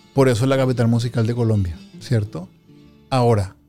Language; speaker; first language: Spanish; native; Spanish